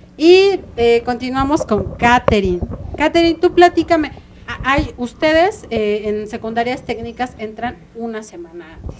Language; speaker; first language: Spanish; native; Spanish